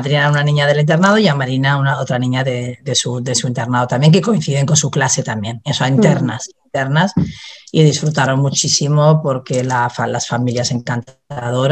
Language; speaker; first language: Spanish; native; Spanish